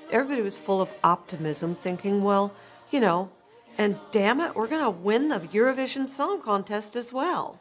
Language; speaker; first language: English; native; English